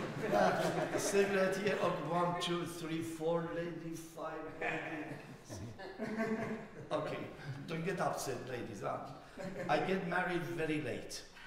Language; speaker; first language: English; non-native, learner; Persian